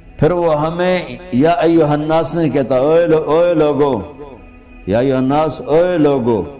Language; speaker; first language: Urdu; non-native, local second language; Punjabi